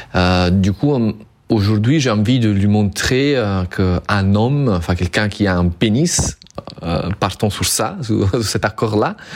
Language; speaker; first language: French; non-native, fluent; Italian